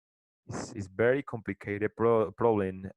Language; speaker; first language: English; non-native, learner; Spanish